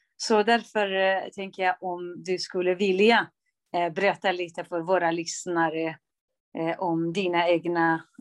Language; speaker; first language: Swedish; non-native, local second language; Kurdish